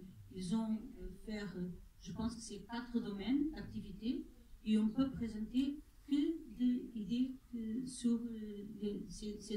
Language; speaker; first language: French; non-native, fluent; Portuguese